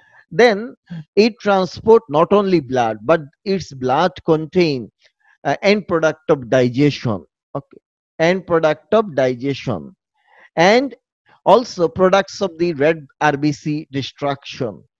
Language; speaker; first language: English; non-native, local second language; Bangla